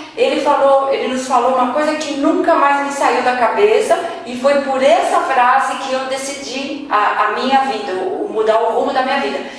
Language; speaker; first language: Portuguese; native; Portuguese